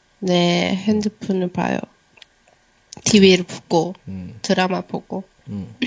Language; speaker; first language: Korean; non-native, learner; Chinese